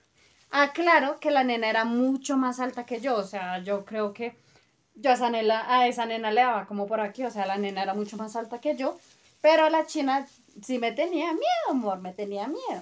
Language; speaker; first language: Spanish; native; Spanish